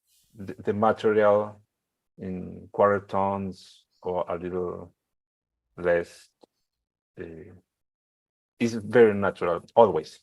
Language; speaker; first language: English; non-native, learner; Spanish